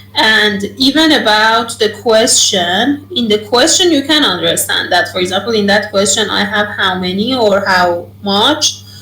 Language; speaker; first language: English; non-native, fluent; Persian